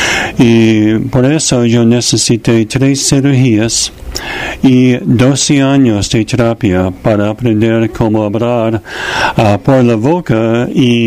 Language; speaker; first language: Spanish; non-native, fluent; English